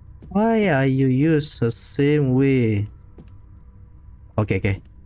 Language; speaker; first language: English; non-native, local second language; Malay